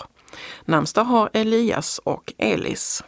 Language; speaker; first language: Swedish; native; Swedish